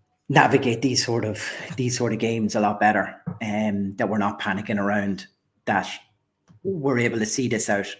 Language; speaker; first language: English; native; English